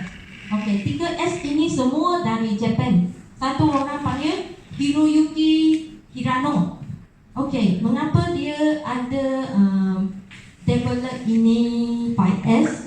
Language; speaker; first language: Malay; non-native, local second language; Chinese